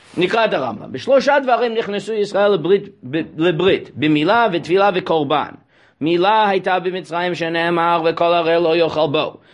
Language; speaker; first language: Hebrew; non-native, fluent; English